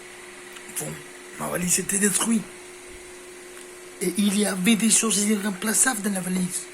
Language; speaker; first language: French; non-native, learner; Spanish